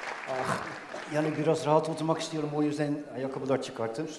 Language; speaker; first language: Turkish; non-native, fluent; Dutch